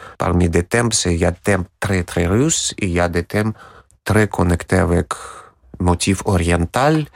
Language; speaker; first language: French; non-native, learner; Russian